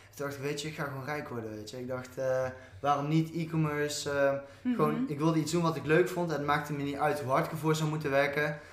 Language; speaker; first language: Dutch; native; Dutch